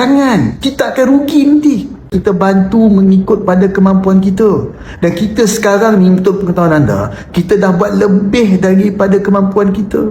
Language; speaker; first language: Malay; native; Malay